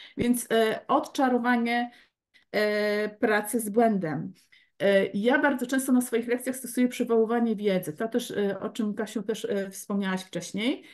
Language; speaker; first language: Polish; native; Polish